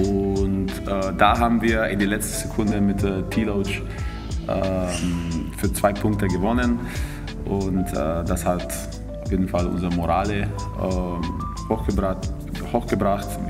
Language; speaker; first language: German; non-native, fluent; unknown